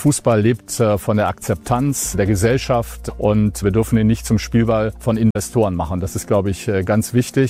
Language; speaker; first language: German; native; German